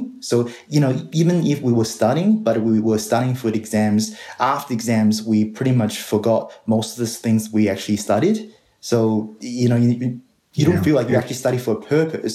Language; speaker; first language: English; non-native, fluent; Chinese